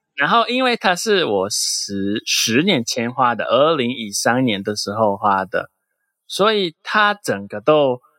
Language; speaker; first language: Chinese; non-native, fluent; Portuguese